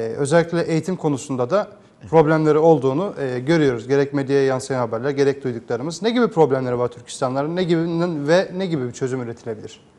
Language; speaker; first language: Turkish; native; Turkish